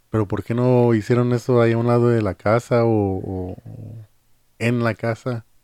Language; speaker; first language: Spanish; early bilingual, heritage; Spanish